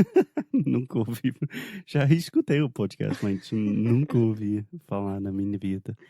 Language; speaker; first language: Portuguese; non-native, fluent; English